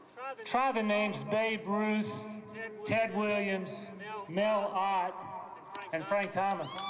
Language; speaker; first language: English; native; English